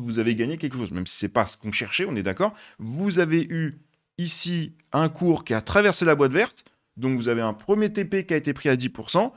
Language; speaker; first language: French; native; French